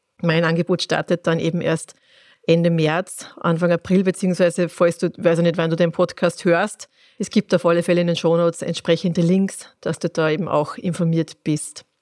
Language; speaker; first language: German; native; German